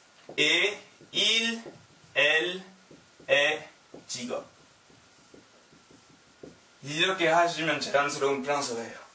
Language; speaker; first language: Korean; non-native, learner; French